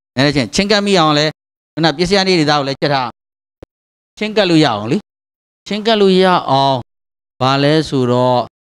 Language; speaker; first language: Burmese; native; Burmese